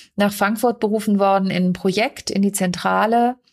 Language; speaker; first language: German; native; German